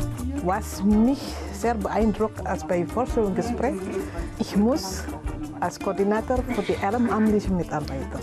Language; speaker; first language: German; non-native, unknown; Indonesian